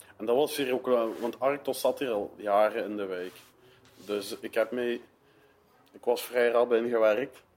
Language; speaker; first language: Dutch; native; Dutch